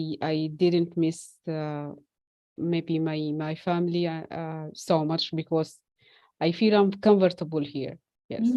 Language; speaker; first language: English; non-native, fluent; Arabic